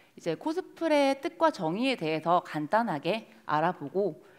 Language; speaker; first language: Korean; native; Korean